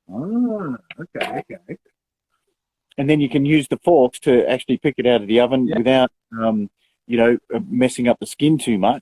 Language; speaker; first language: English; native; English